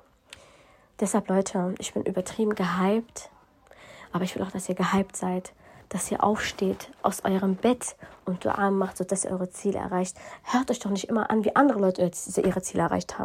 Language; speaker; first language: German; early bilingual, other home language; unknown